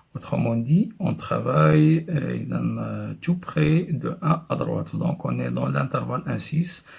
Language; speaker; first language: French; non-native, local second language; Arabic